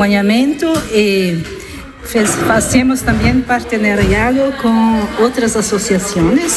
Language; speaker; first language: Spanish; non-native, fluent; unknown